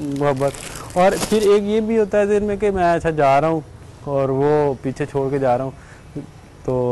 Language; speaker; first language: Urdu; native; Urdu